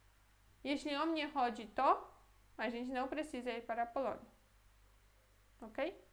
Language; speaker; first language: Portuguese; non-native, fluent; Polish